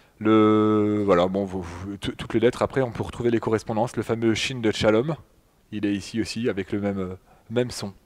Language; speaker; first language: French; native; French